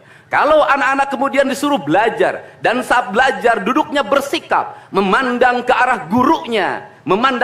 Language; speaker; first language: Indonesian; native; Indonesian